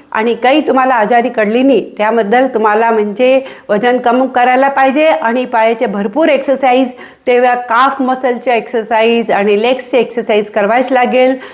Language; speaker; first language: Marathi; non-native, local second language; Hindi